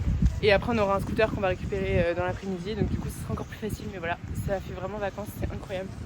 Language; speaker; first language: French; native; French